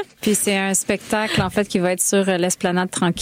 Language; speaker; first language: French; early bilingual, other home language; Spanish